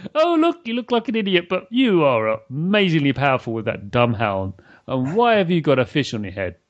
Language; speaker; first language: English; native; English